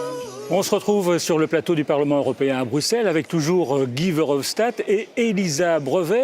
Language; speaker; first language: French; native; French